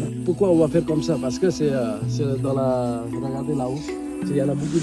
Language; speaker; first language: French; non-native, learner; Nepali